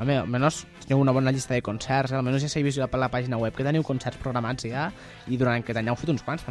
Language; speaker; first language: Catalan; native; Catalan